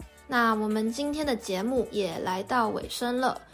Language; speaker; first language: Chinese; native; Chinese